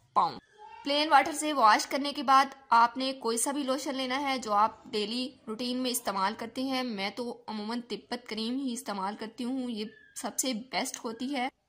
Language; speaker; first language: Urdu; native; Urdu